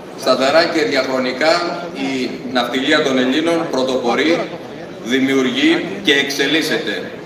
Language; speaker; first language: Greek; native; Greek